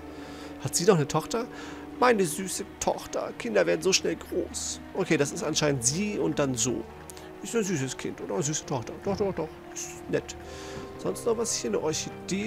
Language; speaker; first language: German; native; German